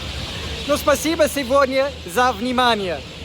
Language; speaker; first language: Russian; non-native, fluent; English